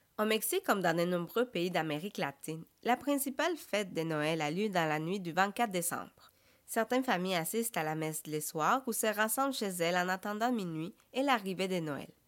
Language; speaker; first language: French; non-native, fluent; Spanish